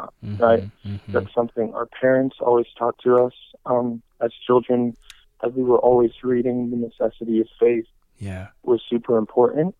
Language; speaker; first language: English; native; English